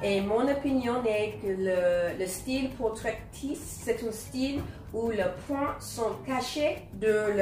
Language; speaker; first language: French; non-native, learner; English